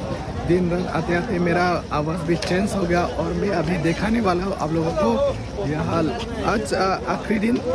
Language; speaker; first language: Hindi; non-native, local second language; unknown